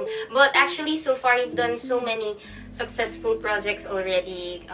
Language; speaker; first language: English; non-native, local second language; Filipino